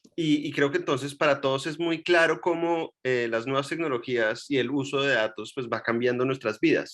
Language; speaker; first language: Spanish; native; Spanish